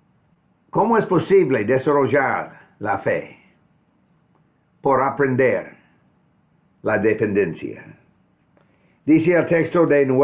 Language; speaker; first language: Spanish; non-native, fluent; English